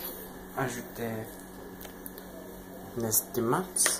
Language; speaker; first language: French; non-native, learner; English